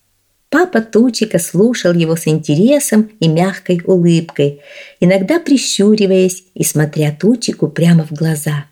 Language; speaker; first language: Russian; native; Russian